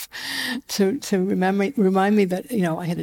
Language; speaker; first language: English; native; English